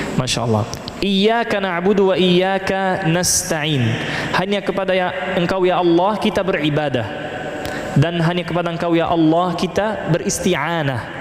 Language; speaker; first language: Malay; non-native, fluent; Arabic